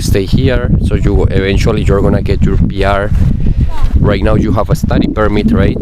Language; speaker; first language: English; non-native, fluent; Spanish